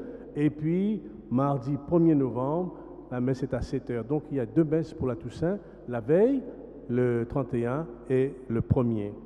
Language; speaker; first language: French; non-native, local second language; Morisyen